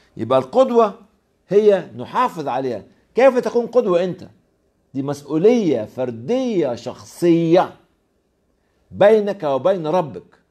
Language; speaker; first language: Arabic; native; Arabic